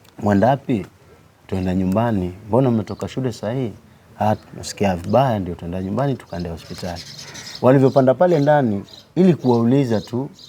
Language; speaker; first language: Swahili; non-native, local second language; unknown